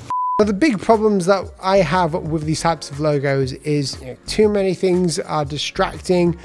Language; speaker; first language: English; native; English